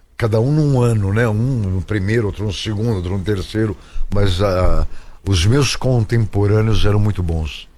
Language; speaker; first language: Portuguese; native; Portuguese